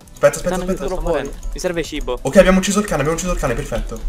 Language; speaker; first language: Italian; native; Italian